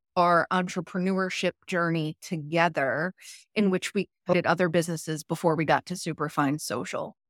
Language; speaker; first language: English; early bilingual, other home language; Italian